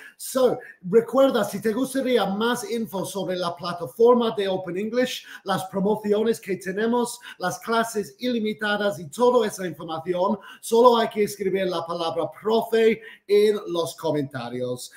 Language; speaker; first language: Spanish; non-native, fluent; English